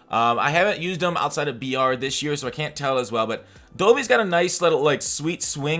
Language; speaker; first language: English; native; English